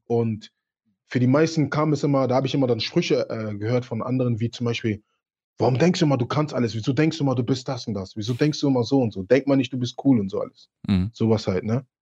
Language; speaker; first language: German; early bilingual, other home language; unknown